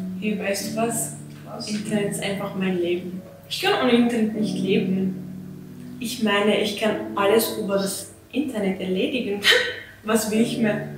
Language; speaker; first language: German; non-native, local second language; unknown